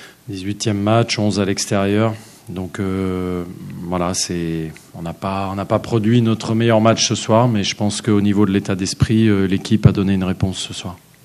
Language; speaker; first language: French; native; French